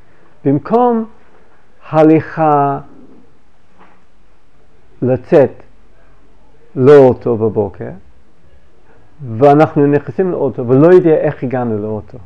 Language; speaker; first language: Hebrew; non-native, fluent; English